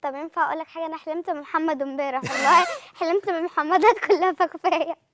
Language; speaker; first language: Arabic; native; Arabic